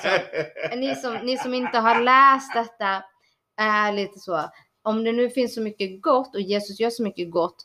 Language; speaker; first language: Swedish; early bilingual, other home language; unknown